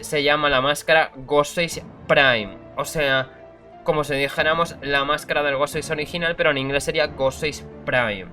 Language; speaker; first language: Spanish; native; Spanish